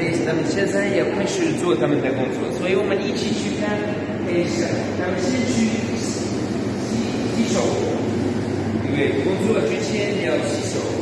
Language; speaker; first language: Chinese; non-native, fluent; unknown